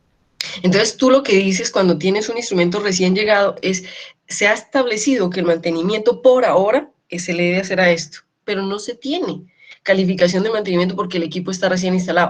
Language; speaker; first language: Spanish; native; Spanish